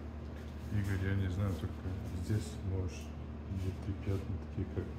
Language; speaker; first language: Russian; non-native, learner; Bulgarian